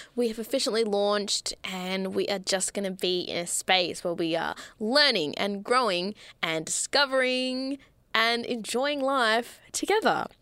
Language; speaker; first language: English; native; English